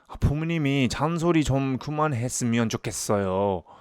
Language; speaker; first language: Korean; non-native, learner; English